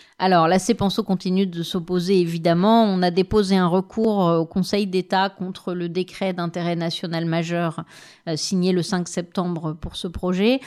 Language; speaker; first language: French; native; French